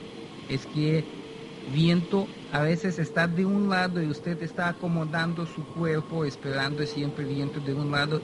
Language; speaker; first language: Spanish; non-native, fluent; Russian